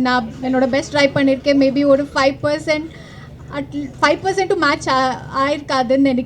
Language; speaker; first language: Tamil; non-native, learner; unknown